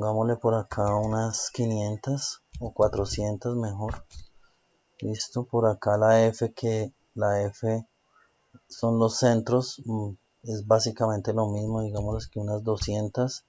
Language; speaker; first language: Spanish; native; Spanish